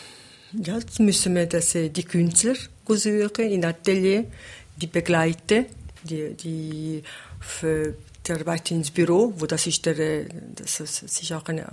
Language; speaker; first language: German; non-native, local second language; Italian